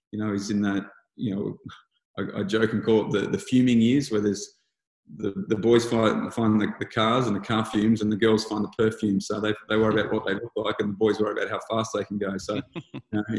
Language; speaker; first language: English; native; English